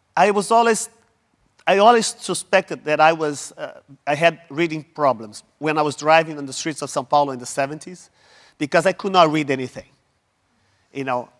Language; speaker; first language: English; non-native, fluent; Portuguese